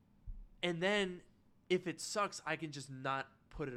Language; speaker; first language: English; native; English